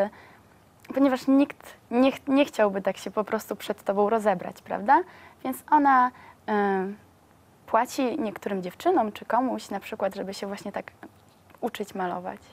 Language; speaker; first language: Polish; native; Polish